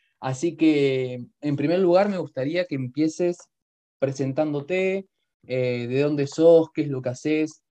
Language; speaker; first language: Spanish; native; Spanish